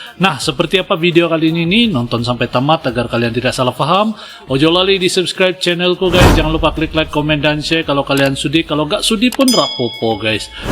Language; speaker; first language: Malay; native; Malay